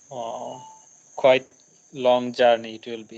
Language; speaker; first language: English; non-native, learner; Bangla